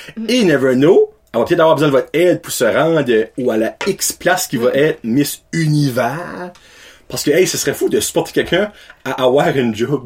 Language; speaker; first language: French; native; French